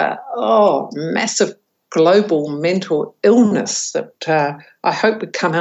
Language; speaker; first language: English; native; English